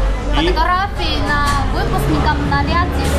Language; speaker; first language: Russian; non-native, fluent; Chinese